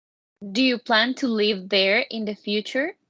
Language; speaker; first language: English; non-native, learner; Spanish